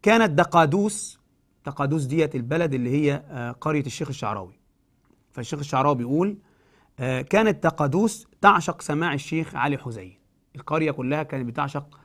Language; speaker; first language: Arabic; native; Arabic